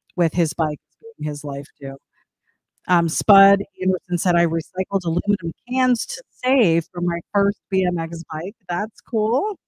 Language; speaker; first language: English; native; English